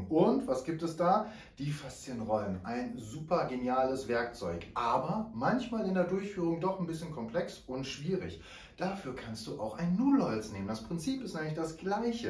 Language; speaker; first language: German; native; German